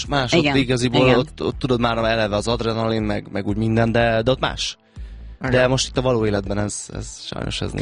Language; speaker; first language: Hungarian; native; Hungarian